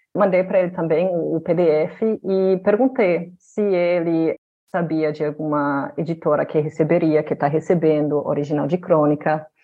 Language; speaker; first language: Portuguese; non-native, fluent; German